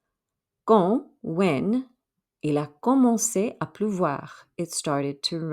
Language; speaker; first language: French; non-native, fluent; English